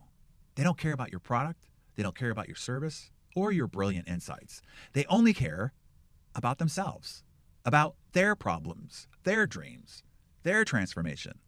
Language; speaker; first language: English; native; English